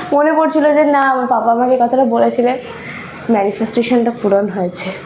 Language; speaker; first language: Bangla; native; Bangla